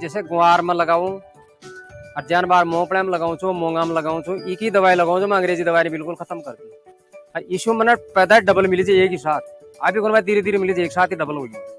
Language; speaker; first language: Hindi; non-native, local second language; Rajasthani